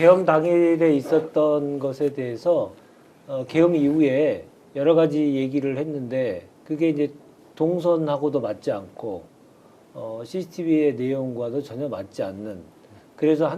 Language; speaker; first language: Korean; native; Korean